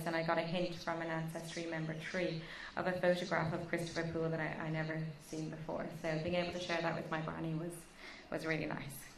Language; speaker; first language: English; native; English